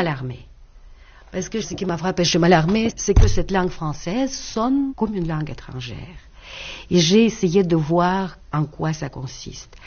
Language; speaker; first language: French; non-native, fluent; Russian